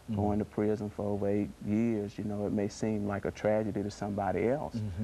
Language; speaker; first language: English; native; English